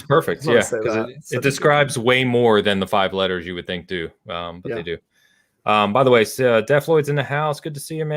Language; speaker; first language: English; native; English